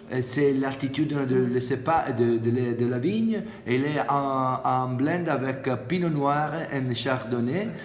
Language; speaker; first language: French; non-native, learner; Italian